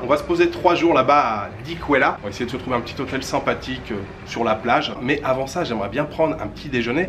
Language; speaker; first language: French; native; French